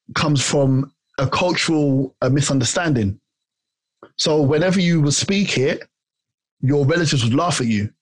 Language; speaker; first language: English; native; English